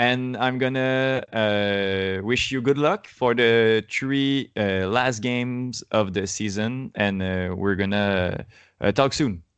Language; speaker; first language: English; non-native, learner; French